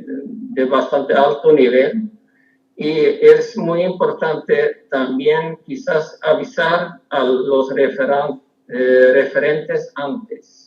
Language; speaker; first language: Spanish; non-native, fluent; Swedish